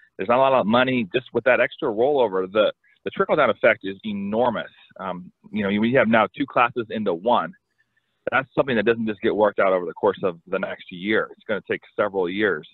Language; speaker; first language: English; native; English